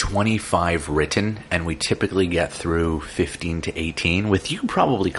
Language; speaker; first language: English; native; English